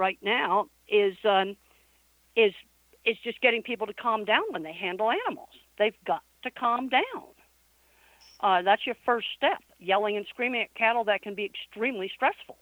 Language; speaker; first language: English; native; English